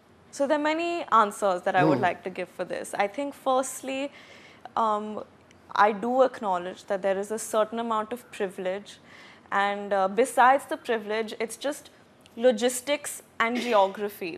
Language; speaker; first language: English; non-native, local second language; Hindi